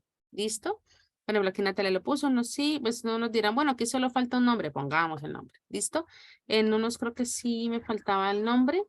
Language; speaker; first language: Spanish; native; Spanish